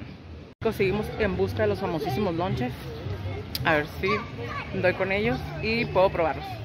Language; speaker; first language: Spanish; native; Spanish